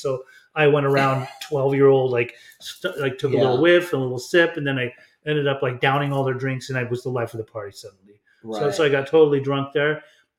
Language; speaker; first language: English; early bilingual, other home language; German